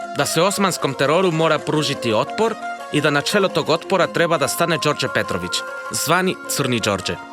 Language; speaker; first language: Croatian; non-native, fluent; Spanish